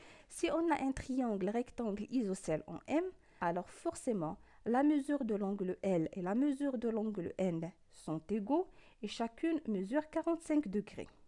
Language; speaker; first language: French; non-native, local second language; Arabic